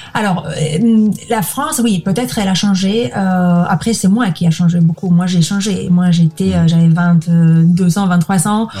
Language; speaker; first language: French; non-native, fluent; Spanish